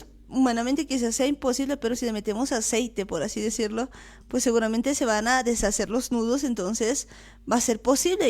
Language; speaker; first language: Spanish; native; Spanish